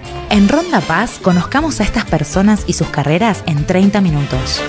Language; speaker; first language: Spanish; native; Spanish